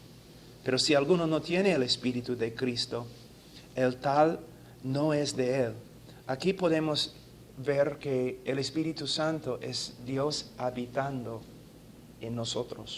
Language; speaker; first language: Spanish; non-native, fluent; English